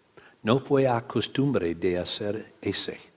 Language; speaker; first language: Spanish; non-native, learner; English